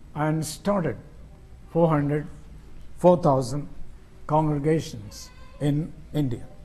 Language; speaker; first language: English; non-native, local second language; Telugu